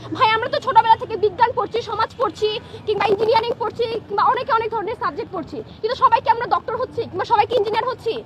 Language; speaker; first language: Bangla; non-native, local second language; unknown